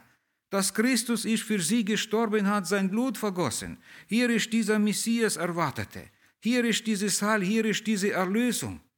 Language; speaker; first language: German; early bilingual, heritage; German